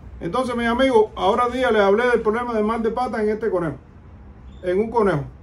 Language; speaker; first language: Spanish; native; Spanish